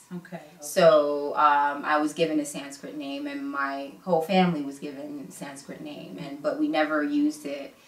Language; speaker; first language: English; early bilingual, other home language; Igbo